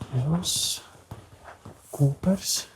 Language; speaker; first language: English; non-native, learner; Latvian